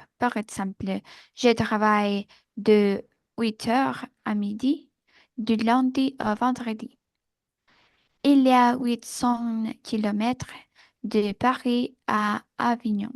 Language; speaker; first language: French; non-native, learner; Spanish